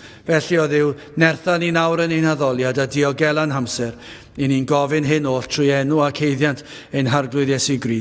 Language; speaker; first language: Welsh; native; Welsh